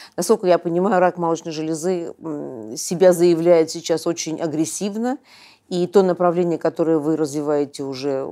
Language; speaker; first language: Russian; native; Russian